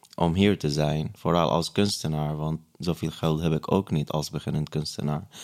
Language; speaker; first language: Dutch; non-native, fluent; Arabic